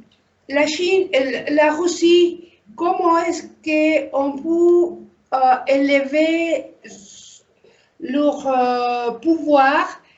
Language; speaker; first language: French; non-native, learner; Spanish